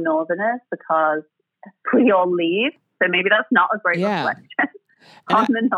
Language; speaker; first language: English; native; English